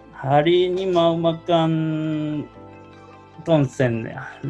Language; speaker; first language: Indonesian; non-native, learner; Japanese